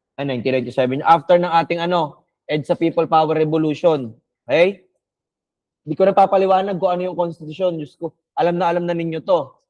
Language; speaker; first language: Filipino; non-native, local second language; Bikol